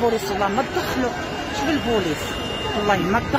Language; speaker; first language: Arabic; native; Arabic